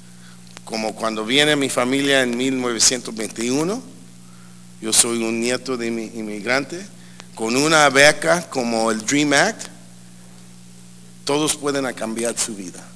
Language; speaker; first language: Spanish; early bilingual, heritage; English